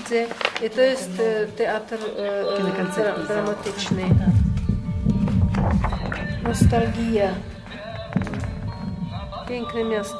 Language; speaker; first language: Polish; non-native, fluent; Chechen